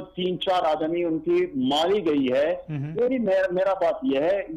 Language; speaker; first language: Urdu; non-native, learner; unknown